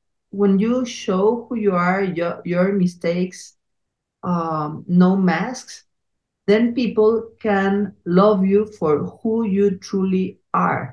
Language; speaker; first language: English; non-native, fluent; Spanish